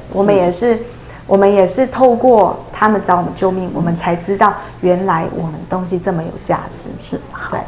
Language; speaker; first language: Chinese; native; Chinese